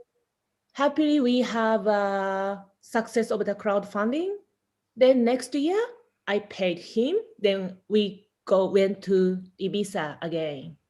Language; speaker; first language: English; non-native, learner; Japanese